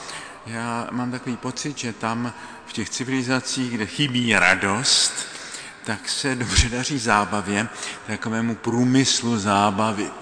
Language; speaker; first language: Czech; native; Czech